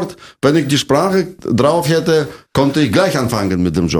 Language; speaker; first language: German; non-native, fluent; Russian